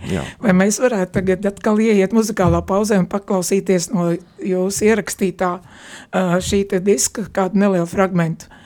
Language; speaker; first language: Latvian; native; Latvian